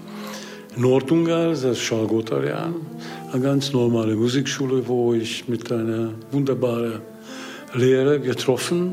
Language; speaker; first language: German; non-native, learner; Hungarian